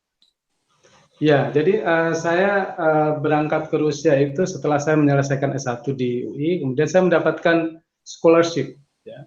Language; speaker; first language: Indonesian; native; Indonesian